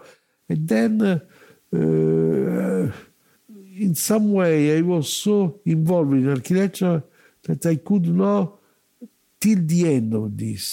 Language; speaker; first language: English; non-native, learner; Italian